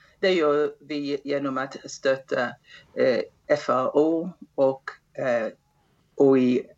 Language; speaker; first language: Swedish; non-native, fluent; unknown